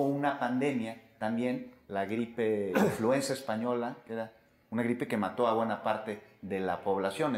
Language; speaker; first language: Spanish; native; Spanish